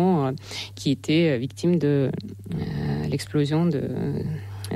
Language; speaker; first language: French; non-native, fluent; Russian